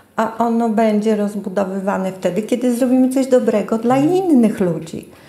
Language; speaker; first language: Polish; native; Polish